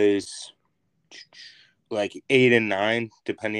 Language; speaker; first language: English; native; English